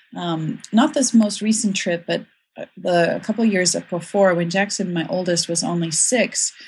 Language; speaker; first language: English; native; English